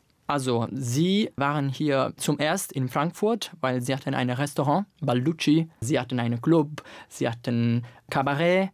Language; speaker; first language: German; non-native, fluent; Italian